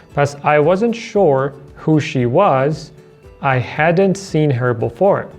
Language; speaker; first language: English; non-native, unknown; Persian